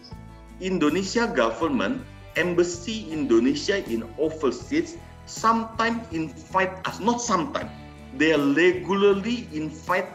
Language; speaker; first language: English; non-native, learner; Indonesian